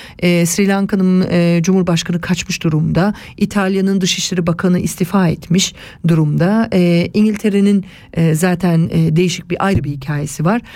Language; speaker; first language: Turkish; early bilingual, heritage; Turkish